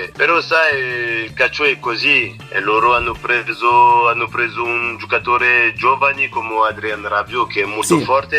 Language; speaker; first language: Italian; non-native, fluent; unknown